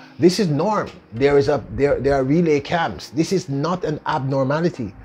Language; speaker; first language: English; native; English